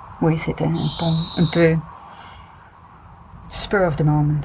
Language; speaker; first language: French; non-native, fluent; English